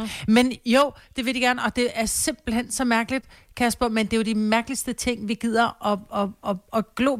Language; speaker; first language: Danish; native; Danish